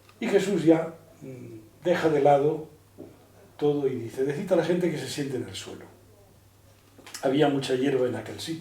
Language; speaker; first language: Spanish; native; Spanish